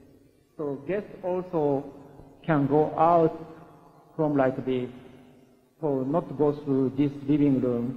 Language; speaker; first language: English; non-native, learner; Japanese